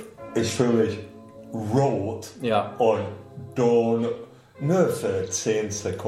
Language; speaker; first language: German; non-native, fluent; English